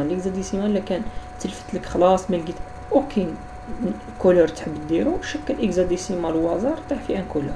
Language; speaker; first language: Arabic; native; Arabic